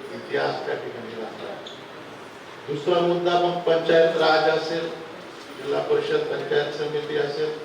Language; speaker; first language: Marathi; non-native, local second language; Lambadi